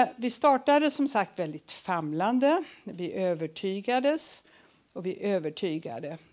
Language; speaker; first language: Swedish; early bilingual, other home language; English